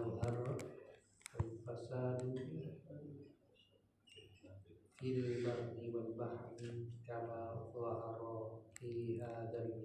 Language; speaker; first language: Arabic; non-native, learner; Indonesian